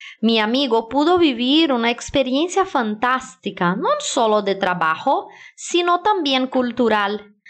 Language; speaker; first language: Spanish; non-native, fluent; Portuguese